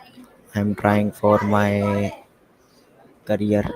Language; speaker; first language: English; non-native, learner; Hindi